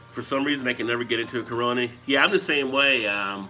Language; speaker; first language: English; native; English